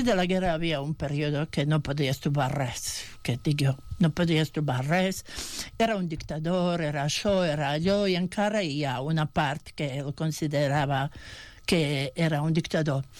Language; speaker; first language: Catalan; non-native, fluent; Bosnian